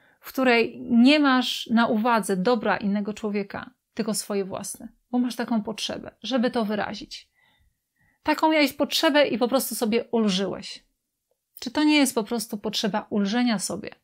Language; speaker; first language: Polish; native; Polish